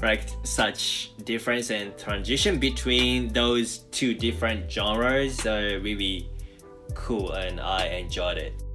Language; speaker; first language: English; non-native, fluent; Japanese